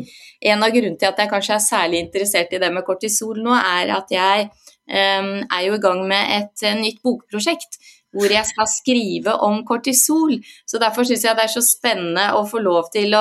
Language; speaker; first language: Norwegian; native; Norwegian